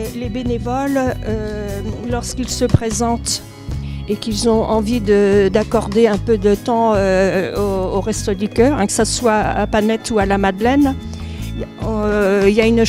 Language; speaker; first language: French; native; French